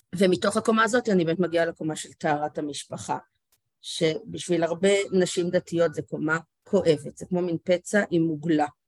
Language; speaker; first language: Hebrew; native; Hebrew